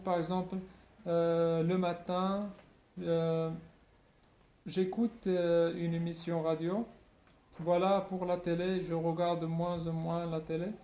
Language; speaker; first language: French; non-native, local second language; Arabic